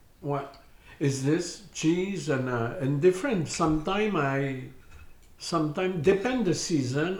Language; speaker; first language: English; non-native, learner; French